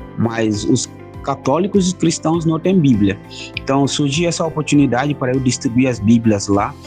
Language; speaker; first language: Portuguese; non-native, fluent; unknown